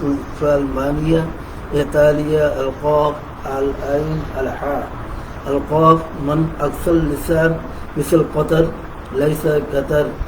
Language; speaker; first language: Arabic; non-native, learner; Urdu